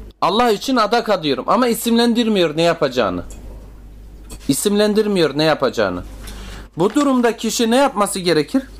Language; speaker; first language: Turkish; native; Turkish